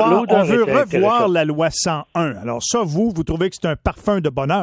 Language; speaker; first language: French; native; French